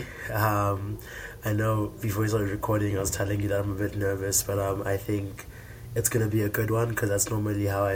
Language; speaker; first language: English; non-native, local second language; Xhosa